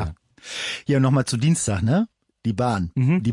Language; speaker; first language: German; native; German